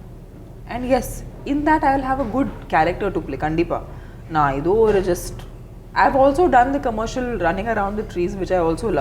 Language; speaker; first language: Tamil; non-native, fluent; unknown